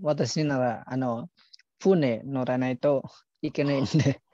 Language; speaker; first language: Japanese; non-native, fluent; Indonesian